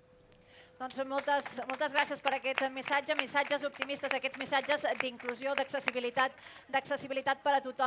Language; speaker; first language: Catalan; native; Catalan